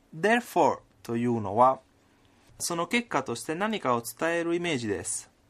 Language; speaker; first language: Japanese; non-native, fluent; Italian